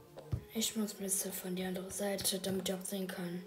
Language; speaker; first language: German; early bilingual, other home language; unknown